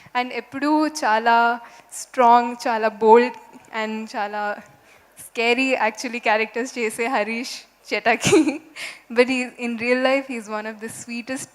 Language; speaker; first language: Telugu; non-native, fluent; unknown